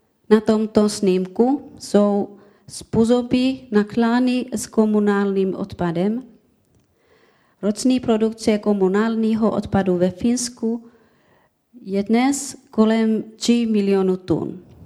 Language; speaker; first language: Czech; non-native, learner; Finnish